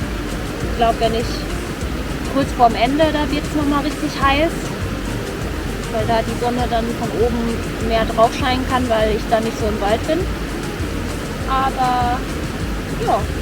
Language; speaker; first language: German; native; German